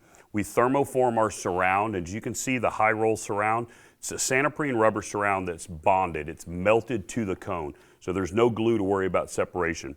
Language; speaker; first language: English; native; English